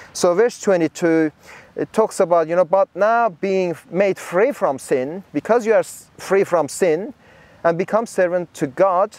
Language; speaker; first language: English; non-native, fluent; Persian